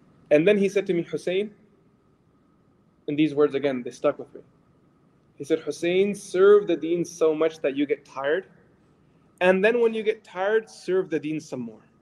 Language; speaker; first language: English; native; English